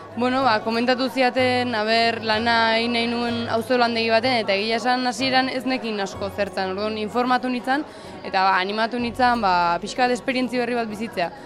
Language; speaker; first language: Basque; native; Basque